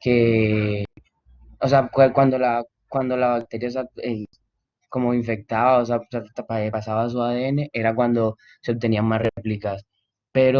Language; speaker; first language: Spanish; native; Spanish